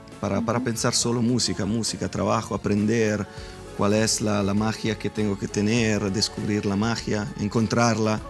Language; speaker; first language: Spanish; non-native, fluent; Italian